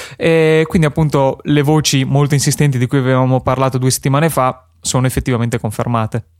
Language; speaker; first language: Italian; native; Italian